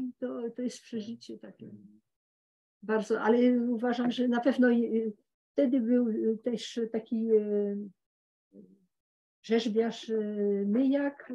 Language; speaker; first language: Polish; early bilingual, heritage; Polish